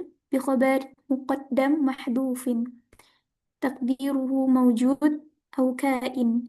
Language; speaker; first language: Arabic; non-native, learner; Indonesian